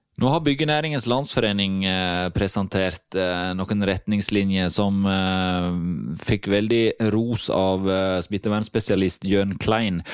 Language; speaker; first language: Norwegian; native; Norwegian